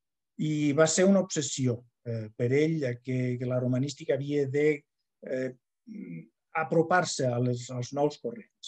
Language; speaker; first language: Catalan; non-native, fluent; Spanish